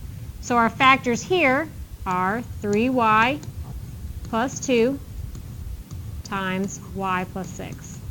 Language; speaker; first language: English; native; English